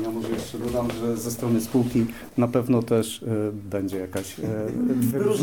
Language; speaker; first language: Polish; native; Polish